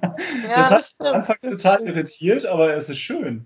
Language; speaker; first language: German; native; German